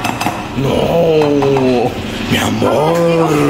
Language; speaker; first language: Spanish; native; Spanish